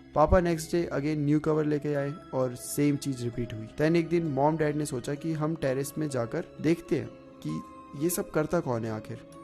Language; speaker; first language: Hindi; native; Hindi